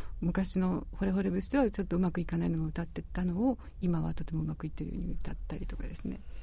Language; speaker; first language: Japanese; native; Japanese